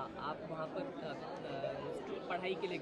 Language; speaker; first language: Hindi; native; Hindi